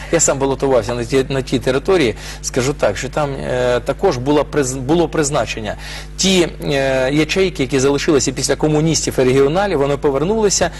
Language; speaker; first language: Ukrainian; non-native, local second language; Russian